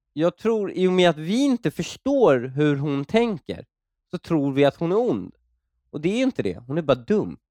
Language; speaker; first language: Swedish; early bilingual, other home language; Persian